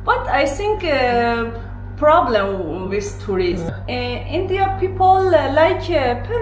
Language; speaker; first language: English; non-native, learner; Persian